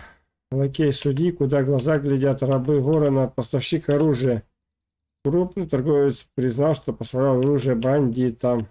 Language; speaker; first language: Russian; native; Russian